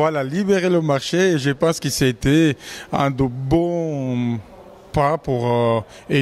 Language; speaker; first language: French; non-native, learner; Georgian